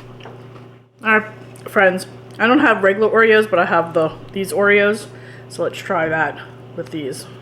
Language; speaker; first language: English; native; English